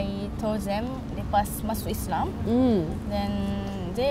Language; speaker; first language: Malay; non-native, learner; Japanese